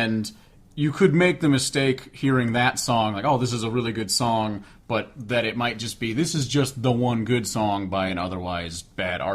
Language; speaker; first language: English; native; English